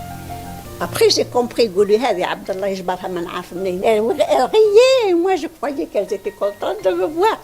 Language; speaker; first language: French; non-native, local second language; Arabic